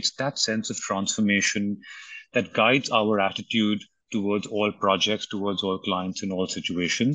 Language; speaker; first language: English; non-native, local second language; Hindi